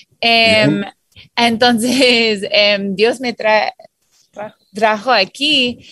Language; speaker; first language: Spanish; non-native, fluent; English